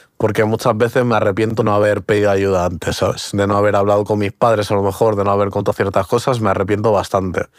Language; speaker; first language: Spanish; early bilingual, other home language; Portuguese